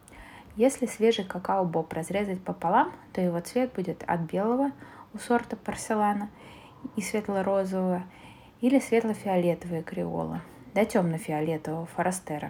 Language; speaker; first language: Russian; native; Russian